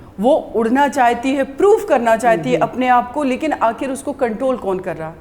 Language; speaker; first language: Hindi; native; Hindi